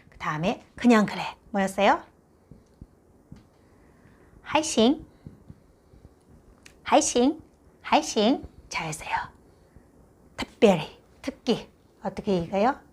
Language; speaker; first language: Korean; non-native, fluent; Chinese